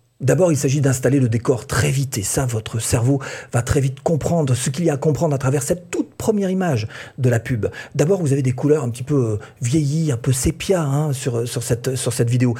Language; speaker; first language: French; native; French